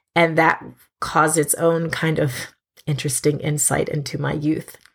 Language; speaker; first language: English; native; English